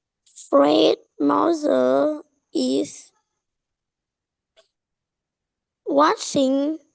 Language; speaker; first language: English; non-native, learner; Vietnamese